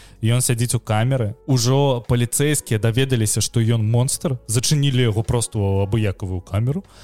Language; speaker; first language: Belarusian; non-native, local second language; Russian